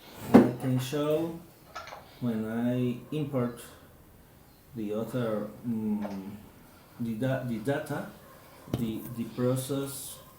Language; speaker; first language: English; non-native, learner; Spanish